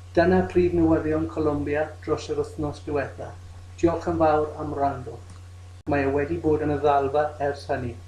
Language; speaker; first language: Welsh; non-native, local second language; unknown